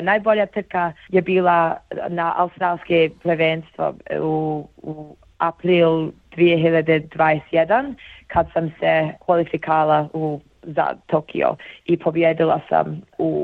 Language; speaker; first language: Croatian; early bilingual, heritage; Bosnian